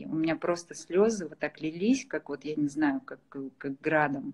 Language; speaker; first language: Russian; native; Russian